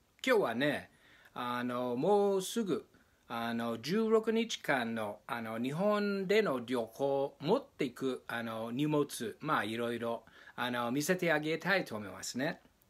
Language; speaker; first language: Japanese; non-native, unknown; English